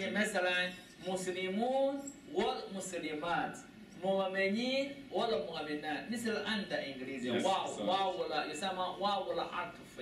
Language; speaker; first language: Arabic; non-native, learner; Chinese